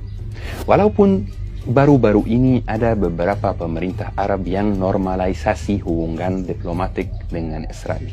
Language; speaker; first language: Indonesian; non-native, fluent; Arabic